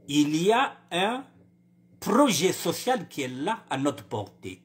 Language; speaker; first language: French; non-native, local second language; Lingala